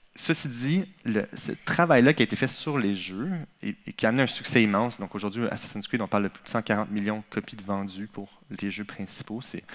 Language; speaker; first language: French; native; French